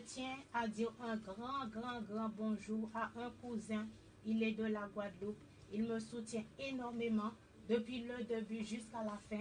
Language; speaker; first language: French; native; French